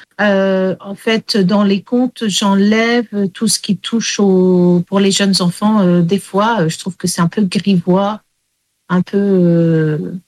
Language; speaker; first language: French; early bilingual, heritage; English